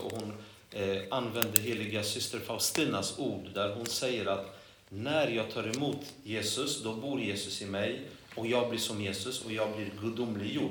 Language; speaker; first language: Swedish; non-native, fluent; Polish